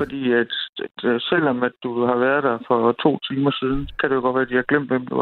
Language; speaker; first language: Danish; native; Danish